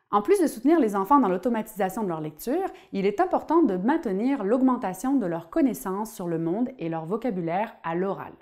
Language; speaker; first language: French; native; French